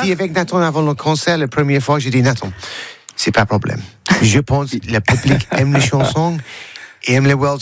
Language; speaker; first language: French; non-native, learner; English